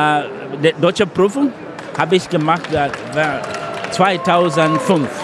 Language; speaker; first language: German; non-native, fluent; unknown